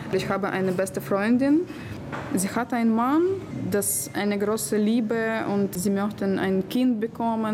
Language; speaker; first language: German; non-native, learner; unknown